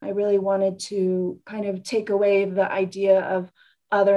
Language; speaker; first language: English; native; English